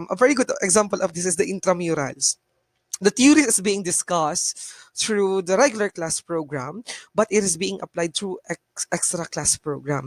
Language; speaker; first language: English; non-native, local second language; Bikol